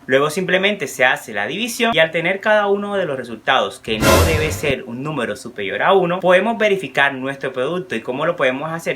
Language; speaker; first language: Spanish; native; Spanish